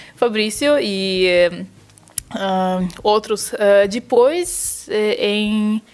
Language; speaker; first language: Portuguese; non-native, fluent; Russian